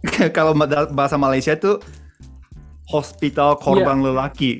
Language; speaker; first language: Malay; non-native, fluent; Japanese